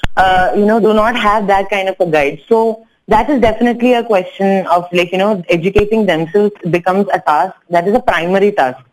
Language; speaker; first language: English; non-native, local second language; Tamil